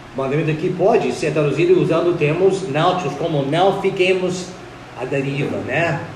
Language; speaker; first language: Portuguese; non-native, fluent; English